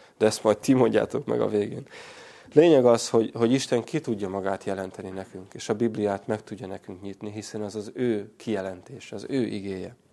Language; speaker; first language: Hungarian; native; Hungarian